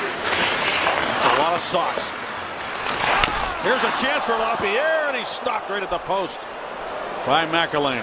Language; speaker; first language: English; native; English